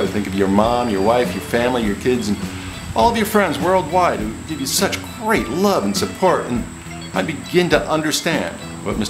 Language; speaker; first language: English; native; English